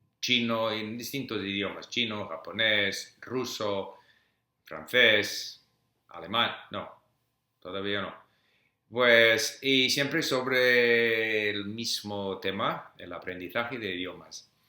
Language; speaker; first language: Spanish; non-native, fluent; English